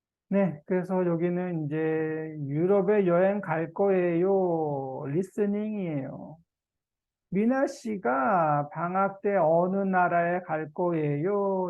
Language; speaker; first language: Korean; non-native, fluent; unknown